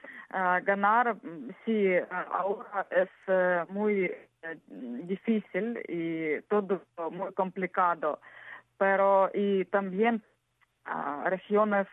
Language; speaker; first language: Spanish; non-native, learner; Ukrainian